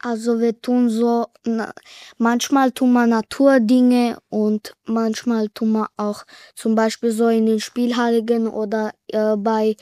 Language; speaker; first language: German; early bilingual, other home language; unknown